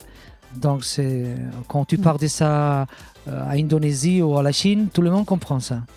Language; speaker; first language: French; non-native, fluent; Catalan